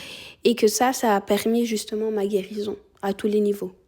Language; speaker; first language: French; early bilingual, other home language; Spanish